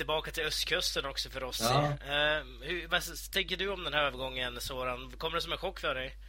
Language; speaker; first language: Swedish; native; Swedish